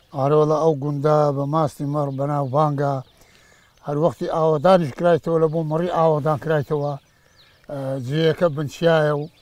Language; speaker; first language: Central Kurdish; native; Central Kurdish